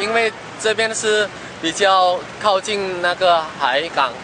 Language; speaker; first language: Chinese; non-native, learner; Indonesian